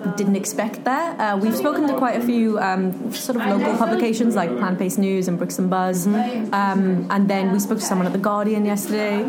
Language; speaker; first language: English; native; English